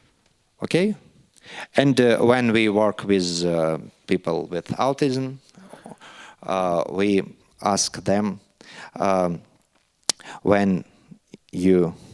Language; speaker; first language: English; non-native, learner; Russian